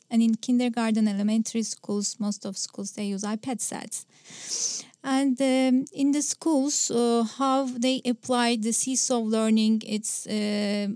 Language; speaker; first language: English; non-native, fluent; Turkish